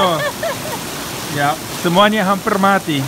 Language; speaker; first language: Indonesian; non-native, fluent; English